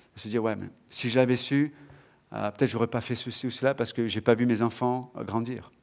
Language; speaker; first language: French; native; French